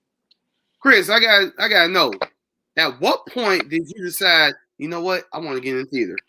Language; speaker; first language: English; native; English